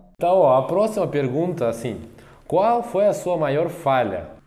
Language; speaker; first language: Portuguese; non-native, fluent; English